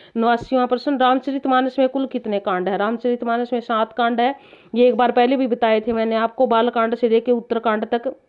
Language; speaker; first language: Hindi; native; Hindi